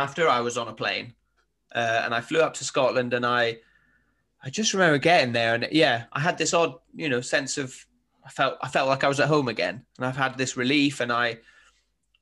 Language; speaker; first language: English; native; English